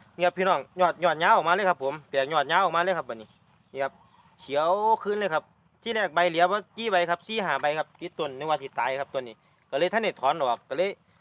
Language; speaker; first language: Thai; native; Thai